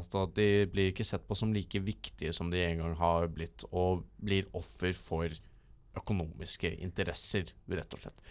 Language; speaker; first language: Norwegian; native; Norwegian